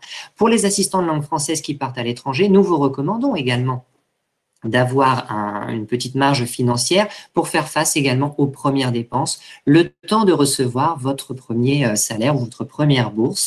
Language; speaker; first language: French; native; French